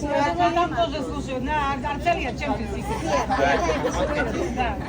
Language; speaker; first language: Russian; non-native, fluent; Georgian